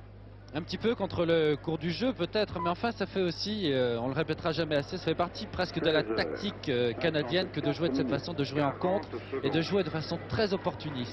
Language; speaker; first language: French; native; French